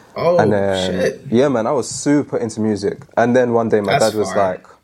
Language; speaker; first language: English; native; English